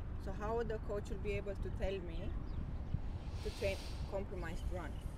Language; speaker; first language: English; non-native, fluent; Romanian